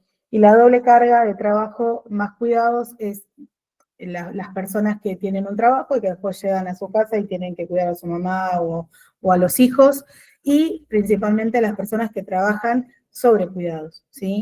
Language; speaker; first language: Spanish; native; Spanish